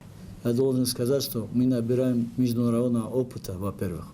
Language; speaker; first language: Russian; non-native, fluent; Tajik